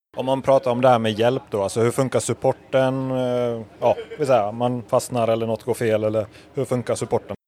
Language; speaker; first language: Swedish; native; Swedish